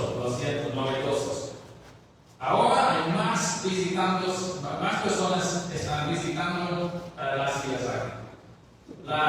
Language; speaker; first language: Spanish; non-native, learner; English